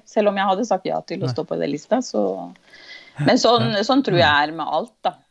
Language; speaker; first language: Norwegian; non-native, fluent; Spanish